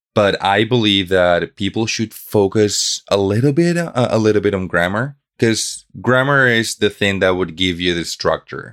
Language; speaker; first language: English; non-native, fluent; Spanish